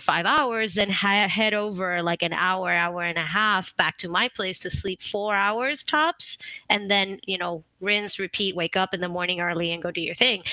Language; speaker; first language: English; non-native, fluent; Spanish